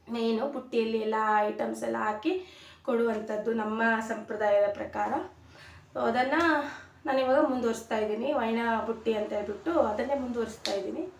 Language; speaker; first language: Kannada; non-native, local second language; Konkani